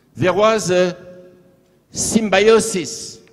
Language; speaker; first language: English; non-native, fluent; French